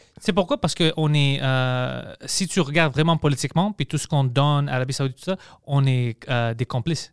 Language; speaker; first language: French; non-native, local second language; English